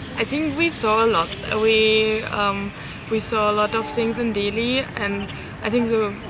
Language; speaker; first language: English; non-native, fluent; German